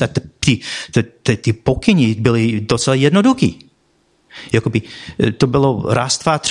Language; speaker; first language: Czech; non-native, fluent; English